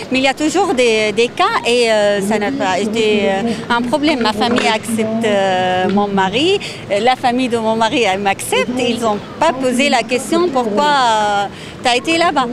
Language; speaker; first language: French; non-native, fluent; Arabic